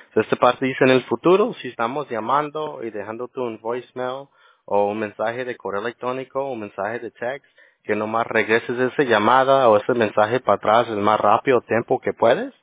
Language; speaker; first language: Spanish; early bilingual, other home language; English